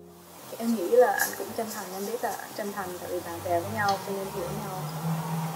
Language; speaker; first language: Vietnamese; early bilingual, heritage; Vietnamese